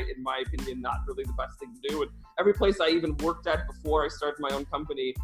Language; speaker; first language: English; early bilingual, other home language; Russian